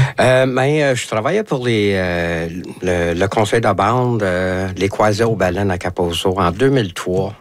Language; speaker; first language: French; non-native, local second language; English